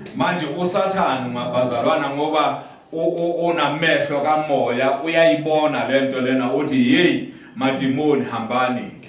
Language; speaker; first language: Zulu; non-native, local second language; Southern Sotho